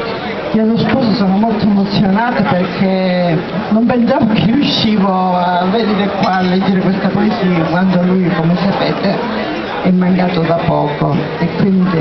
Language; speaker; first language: Italian; native; Italian